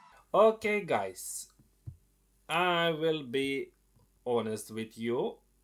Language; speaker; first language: English; non-native, fluent; Romanian